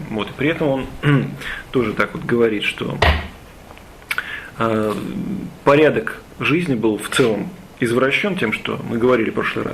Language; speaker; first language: Russian; native; Russian